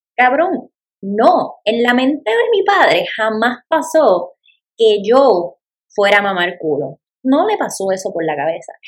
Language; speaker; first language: Spanish; native; Spanish